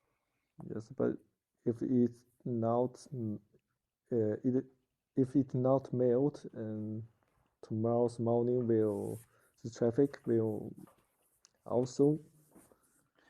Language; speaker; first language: English; non-native, learner; Chinese